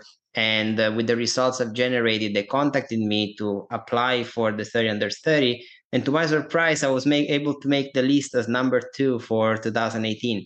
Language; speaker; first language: English; non-native, fluent; Italian